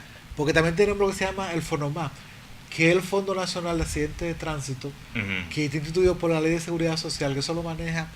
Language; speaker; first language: Spanish; native; Spanish